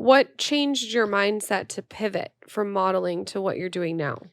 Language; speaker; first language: English; native; English